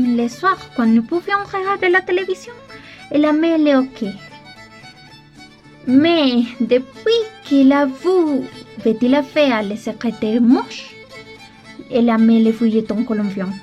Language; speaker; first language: French; non-native, learner; Spanish